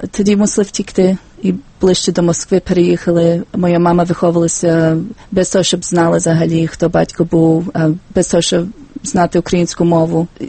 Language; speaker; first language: Ukrainian; early bilingual, heritage; Ukrainian